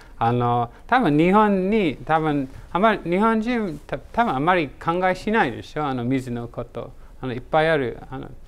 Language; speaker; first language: Japanese; non-native, learner; English